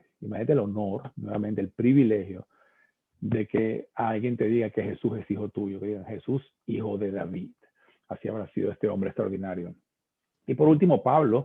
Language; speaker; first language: Spanish; native; Spanish